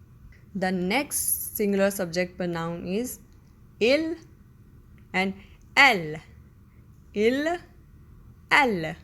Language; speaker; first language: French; non-native, fluent; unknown